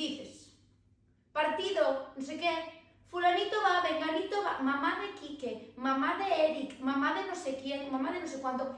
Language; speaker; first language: Spanish; native; Spanish